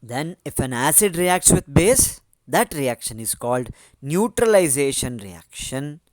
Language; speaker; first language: English; non-native, local second language; Kannada